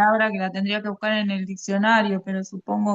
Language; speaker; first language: Spanish; native; Spanish